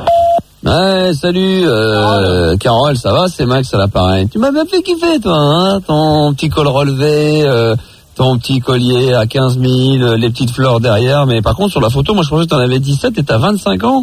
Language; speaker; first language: French; native; French